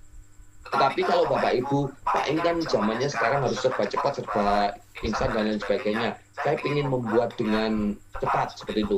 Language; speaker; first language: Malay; non-native, local second language; Javanese